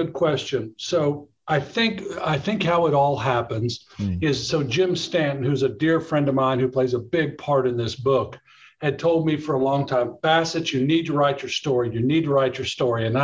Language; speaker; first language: English; native; English